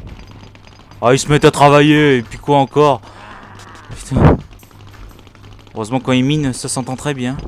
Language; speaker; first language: French; native; French